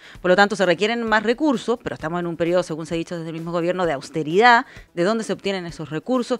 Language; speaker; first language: Spanish; native; Spanish